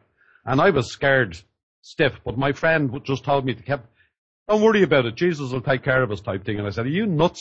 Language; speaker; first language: English; native; English